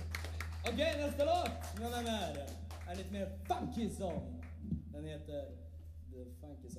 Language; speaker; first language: Swedish; native; Swedish